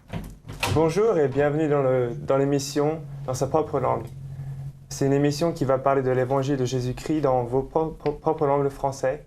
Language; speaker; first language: French; native; French